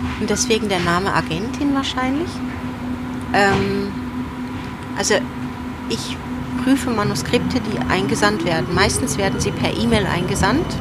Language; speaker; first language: German; early bilingual, other home language; Turoyo